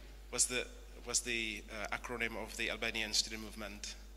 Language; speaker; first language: English; non-native, fluent; Czech